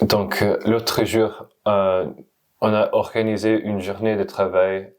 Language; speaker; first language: French; non-native, learner; English